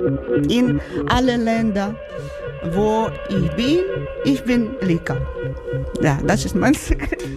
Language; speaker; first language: German; non-native, learner; Ukrainian